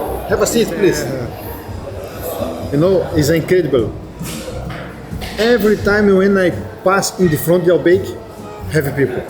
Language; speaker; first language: English; non-native, learner; Portuguese